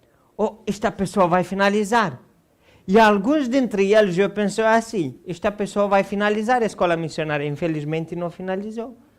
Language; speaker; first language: Portuguese; non-native, fluent; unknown